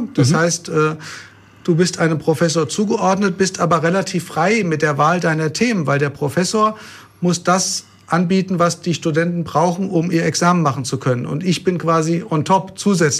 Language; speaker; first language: German; native; German